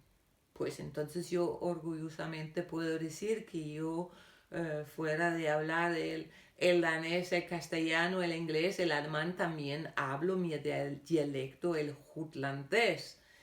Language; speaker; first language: Spanish; non-native, fluent; Danish